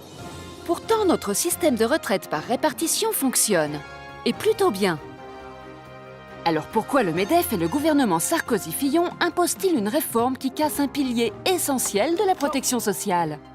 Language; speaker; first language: French; native; French